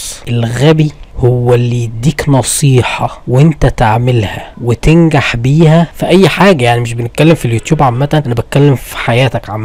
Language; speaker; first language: Arabic; native; Arabic